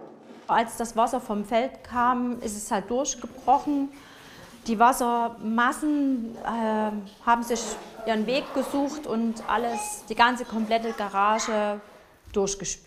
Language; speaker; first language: German; native; German